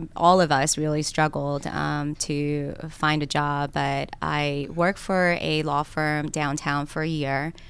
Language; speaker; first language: English; early bilingual, other home language; Korean